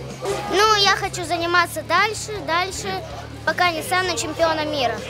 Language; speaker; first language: Russian; native; Russian